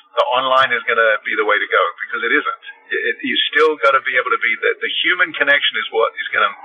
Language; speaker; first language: English; native; English